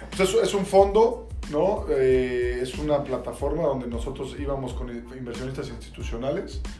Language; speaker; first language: Spanish; native; Spanish